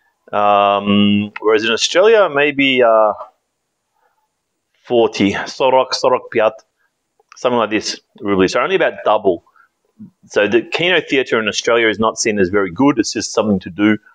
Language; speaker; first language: English; native; English